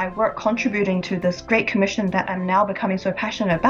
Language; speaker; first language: English; non-native, local second language; Cantonese